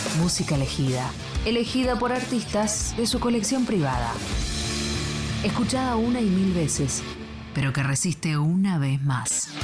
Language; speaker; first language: Spanish; native; Spanish